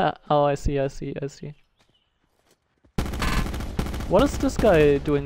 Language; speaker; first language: English; non-native, fluent; German